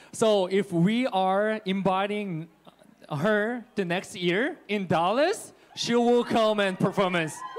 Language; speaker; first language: English; non-native, fluent; Korean